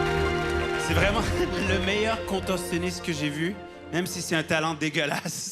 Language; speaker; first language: French; native; French